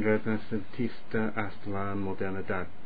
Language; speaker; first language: Spanish; non-native, fluent; English